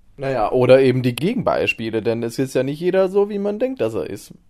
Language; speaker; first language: German; native; German